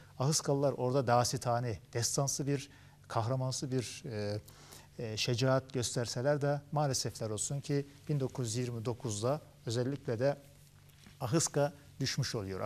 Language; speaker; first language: Turkish; early bilingual, heritage; Turkish